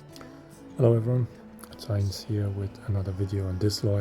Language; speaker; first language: English; native; English